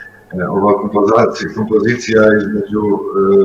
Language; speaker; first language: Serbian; non-native, local second language; Albanian